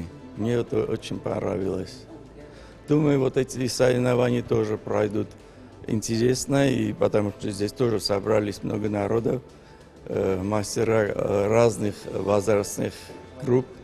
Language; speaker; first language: Russian; non-native, fluent; Armenian